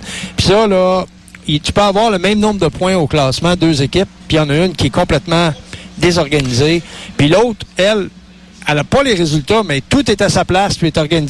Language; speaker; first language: French; native; French